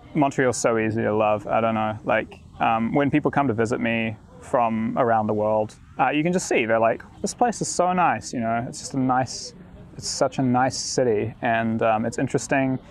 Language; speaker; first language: English; native; English